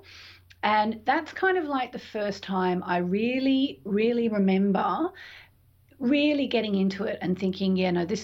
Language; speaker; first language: English; native; English